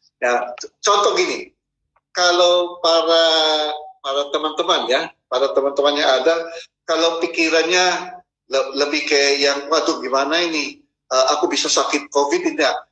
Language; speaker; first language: Indonesian; non-native, fluent; Filipino